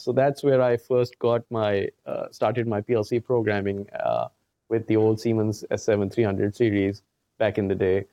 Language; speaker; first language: English; non-native, local second language; Urdu